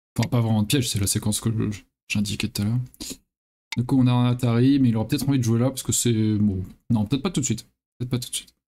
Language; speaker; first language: French; native; French